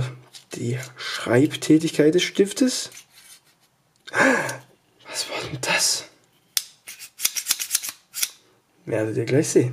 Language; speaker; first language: German; native; German